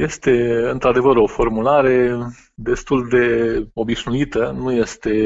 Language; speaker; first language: Romanian; native; Romanian